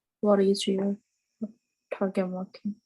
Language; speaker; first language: English; non-native, learner; Korean